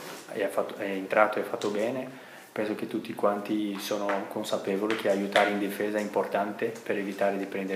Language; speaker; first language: Italian; non-native, fluent; Portuguese